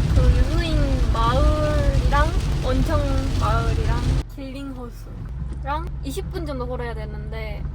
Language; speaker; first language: Korean; non-native, fluent; Japanese